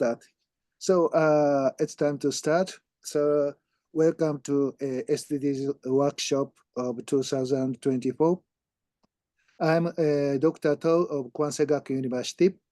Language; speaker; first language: English; non-native, fluent; Japanese